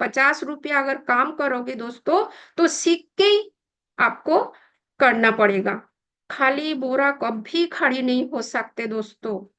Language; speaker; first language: Hindi; non-native, local second language; Bangla